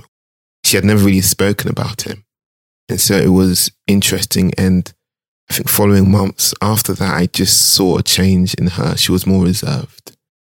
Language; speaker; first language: English; non-native, local second language; Akan